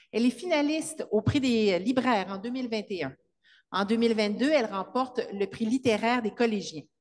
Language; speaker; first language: French; native; French